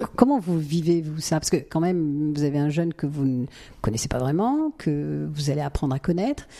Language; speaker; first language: French; native; French